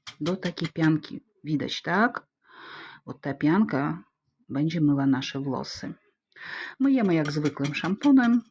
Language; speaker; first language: Polish; non-native, fluent; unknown